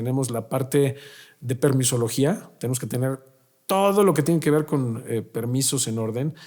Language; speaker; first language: Spanish; native; Spanish